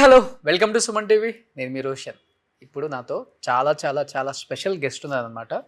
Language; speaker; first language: Telugu; native; Telugu